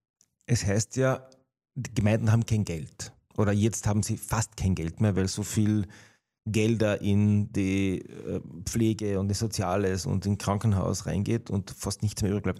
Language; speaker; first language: German; native; German